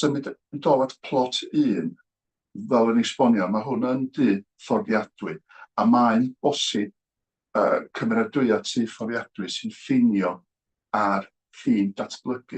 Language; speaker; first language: Welsh; native; Welsh